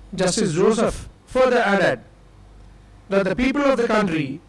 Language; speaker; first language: English; non-native, local second language; Tamil